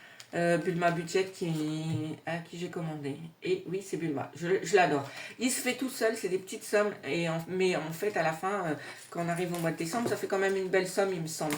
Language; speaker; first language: French; native; French